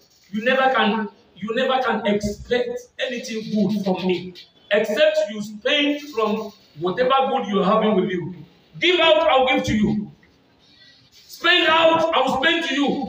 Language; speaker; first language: English; non-native, local second language; Yoruba